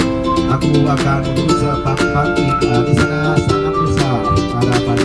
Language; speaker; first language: Indonesian; non-native, learner; Vietnamese